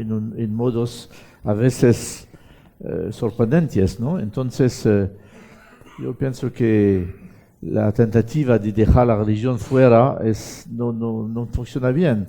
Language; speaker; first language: Spanish; non-native, fluent; French